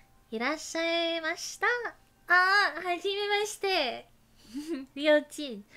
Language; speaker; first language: Japanese; non-native, learner; English